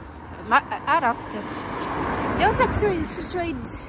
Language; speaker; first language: Arabic; non-native, learner; Filipino